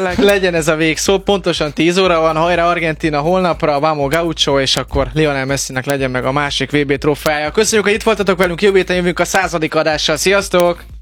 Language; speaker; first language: Hungarian; native; Hungarian